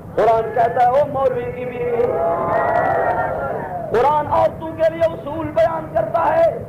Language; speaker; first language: Urdu; non-native, local second language; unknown